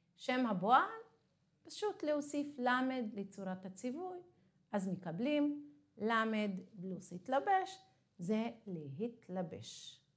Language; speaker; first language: Hebrew; non-native, local second language; Arabic